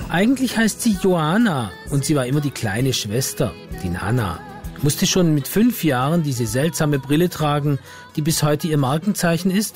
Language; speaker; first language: German; native; German